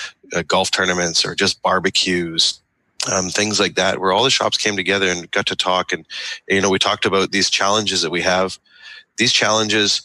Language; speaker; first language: English; native; English